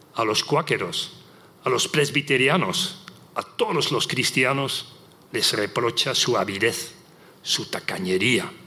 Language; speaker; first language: Spanish; non-native, fluent; Dutch